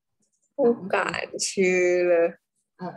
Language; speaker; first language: Chinese; non-native, learner; Thai